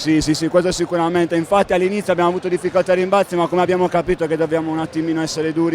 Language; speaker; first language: Italian; native; Italian